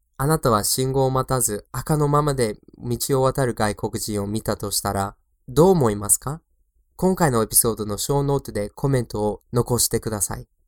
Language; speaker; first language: Japanese; non-native, fluent; English